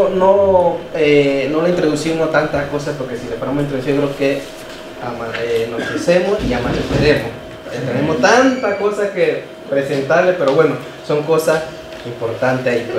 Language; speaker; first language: Spanish; non-native, local second language; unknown